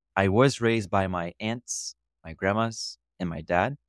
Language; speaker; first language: English; non-native, fluent; Portuguese